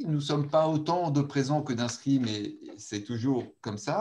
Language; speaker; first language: French; native; French